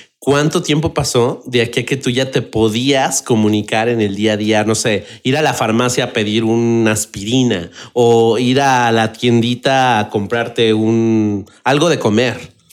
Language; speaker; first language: Spanish; native; Spanish